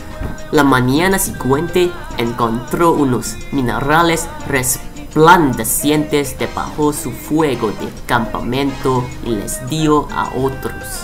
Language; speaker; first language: Spanish; non-native, learner; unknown